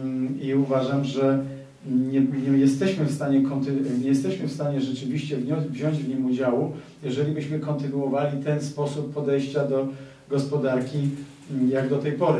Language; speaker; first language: Polish; native; Polish